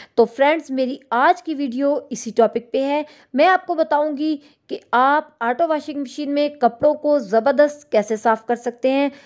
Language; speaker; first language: Urdu; native; Urdu